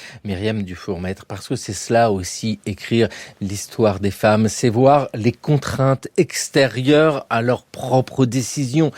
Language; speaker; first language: French; native; French